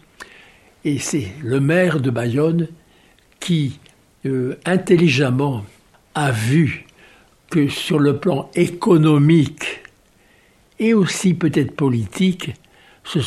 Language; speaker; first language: French; native; French